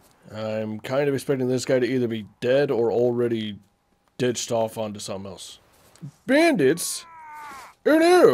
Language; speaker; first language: English; native; English